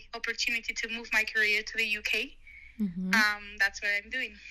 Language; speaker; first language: English; non-native, fluent; Spanish